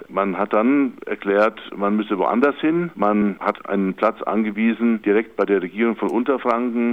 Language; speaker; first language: German; native; German